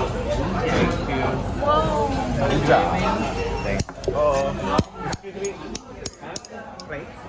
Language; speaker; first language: English; non-native, learner; Korean